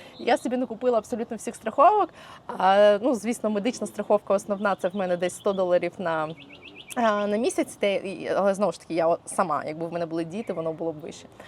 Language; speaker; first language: Ukrainian; native; Ukrainian